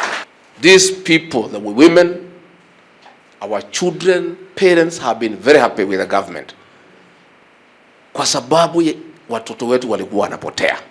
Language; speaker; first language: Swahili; non-native, local second language; Kikuyu